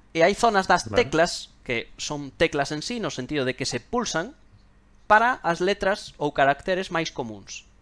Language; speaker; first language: Galician; non-native, local second language; Spanish